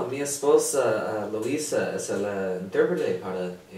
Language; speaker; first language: Spanish; non-native, learner; English